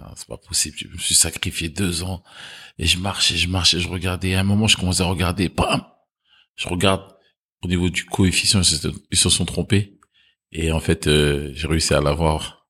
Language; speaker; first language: French; early bilingual, other home language; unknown